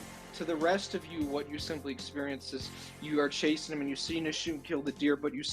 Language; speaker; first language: English; native; English